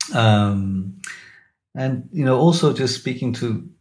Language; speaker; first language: English; native; English